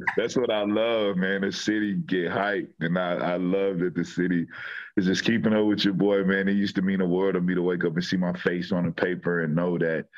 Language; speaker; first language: English; native; English